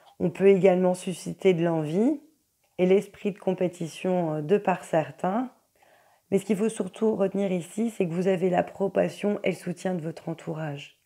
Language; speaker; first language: French; native; French